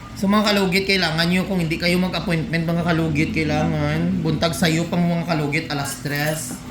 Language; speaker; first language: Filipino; non-native, local second language; Hiligaynon